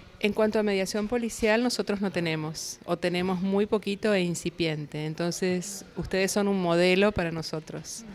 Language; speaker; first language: Spanish; native; Spanish